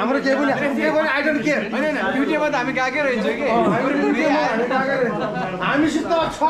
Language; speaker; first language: Nepali; native; Nepali